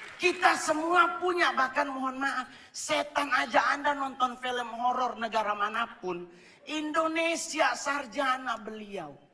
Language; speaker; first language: Indonesian; native; Indonesian